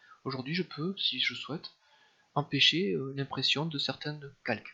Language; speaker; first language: French; native; French